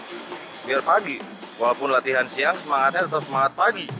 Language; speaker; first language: Indonesian; native; Indonesian